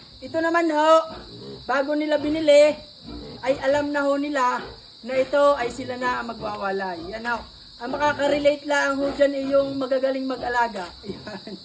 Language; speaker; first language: Filipino; native; Filipino